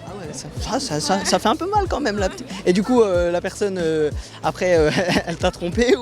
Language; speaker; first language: French; native; French